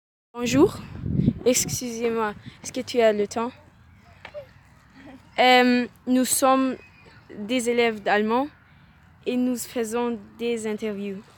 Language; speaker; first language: French; non-native, learner; German